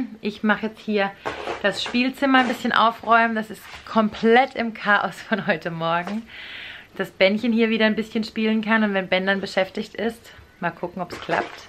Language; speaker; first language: German; native; German